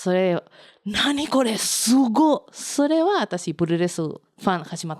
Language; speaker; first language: Japanese; non-native, learner; Spanish